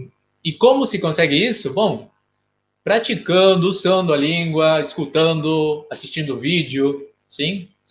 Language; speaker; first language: Portuguese; non-native, fluent; Spanish